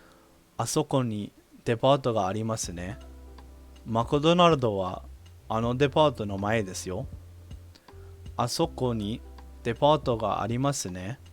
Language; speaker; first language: Japanese; non-native, learner; English